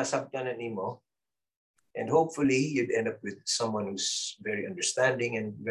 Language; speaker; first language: English; non-native, local second language; Cebuano